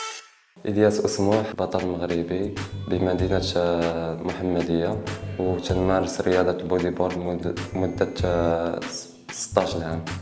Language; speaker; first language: Arabic; native; Arabic